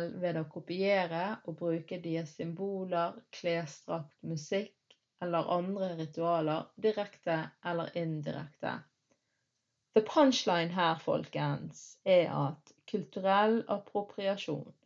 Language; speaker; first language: Norwegian; early bilingual, other home language; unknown